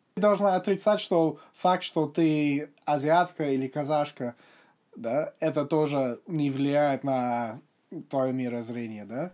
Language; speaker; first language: Russian; non-native, fluent; English